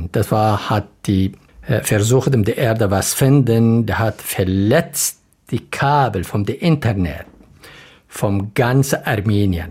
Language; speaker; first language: German; non-native, learner; Arabic